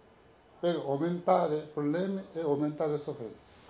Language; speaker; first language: Italian; non-native, learner; Tibetan